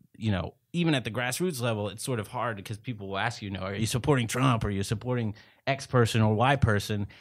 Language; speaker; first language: English; native; English